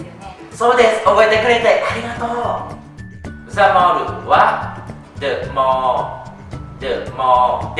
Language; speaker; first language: Japanese; non-native, fluent; Thai